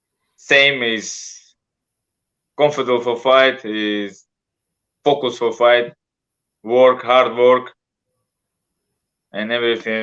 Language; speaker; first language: English; non-native, learner; Russian